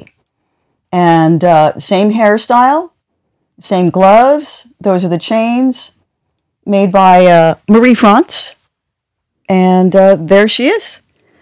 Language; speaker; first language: English; native; English